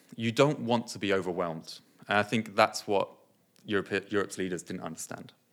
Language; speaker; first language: English; native; English